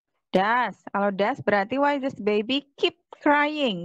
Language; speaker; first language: English; non-native, fluent; Indonesian